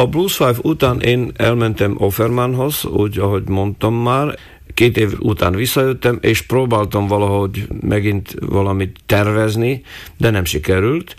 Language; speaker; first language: Hungarian; non-native, local second language; Slovak